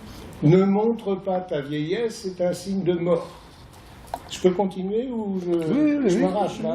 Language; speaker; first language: French; native; French